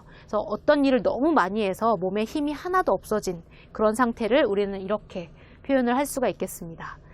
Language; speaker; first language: Korean; native; Korean